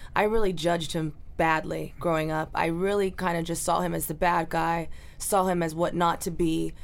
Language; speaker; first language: English; native; English